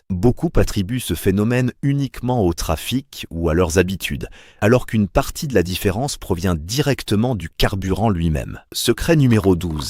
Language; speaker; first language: French; native; French